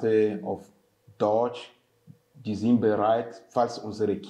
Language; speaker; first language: German; non-native, fluent; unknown